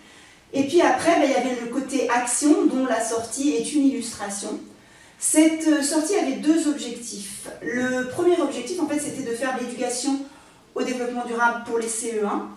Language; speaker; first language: French; native; French